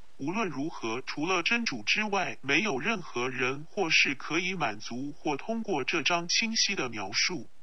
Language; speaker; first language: Chinese; non-native, local second language; Cantonese